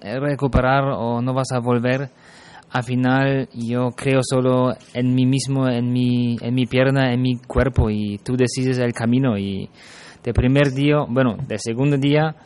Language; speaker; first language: Spanish; non-native, fluent; German